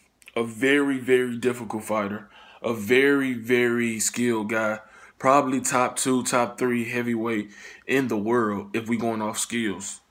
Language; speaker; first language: English; native; English